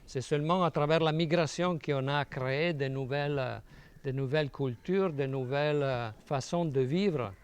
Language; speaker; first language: French; non-native, fluent; Italian